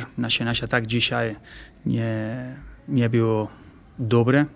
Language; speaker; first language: Polish; non-native, learner; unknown